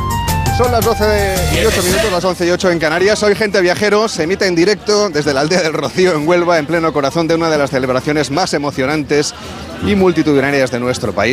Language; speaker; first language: Spanish; native; Spanish